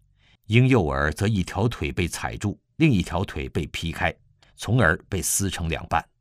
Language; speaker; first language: Chinese; native; Chinese